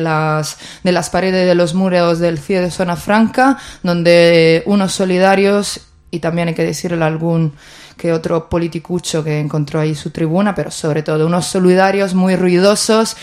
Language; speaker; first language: Spanish; native; Spanish